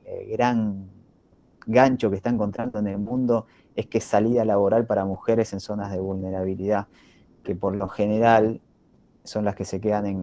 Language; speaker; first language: Spanish; native; Spanish